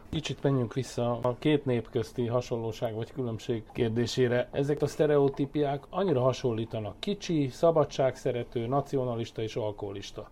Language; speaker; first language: Hungarian; native; Hungarian